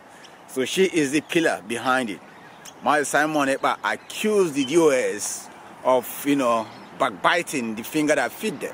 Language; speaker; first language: English; non-native, local second language; Igbo